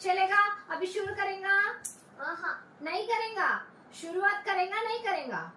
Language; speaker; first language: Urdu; non-native, local second language; Tamil